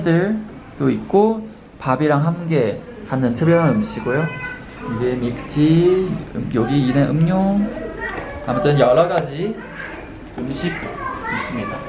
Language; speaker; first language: Korean; non-native, fluent; Chinese